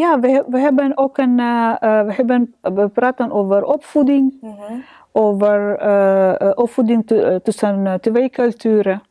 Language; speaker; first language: Dutch; non-native, learner; Arabic